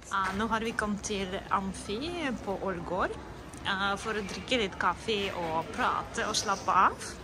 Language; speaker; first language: Norwegian; non-native, fluent; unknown